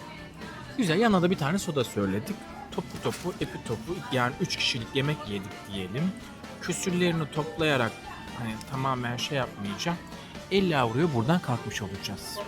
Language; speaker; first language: Turkish; native; Turkish